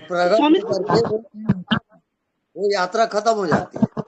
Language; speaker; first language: Hindi; native; Hindi